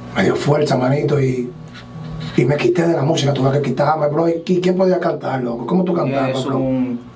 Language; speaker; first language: Spanish; native; Spanish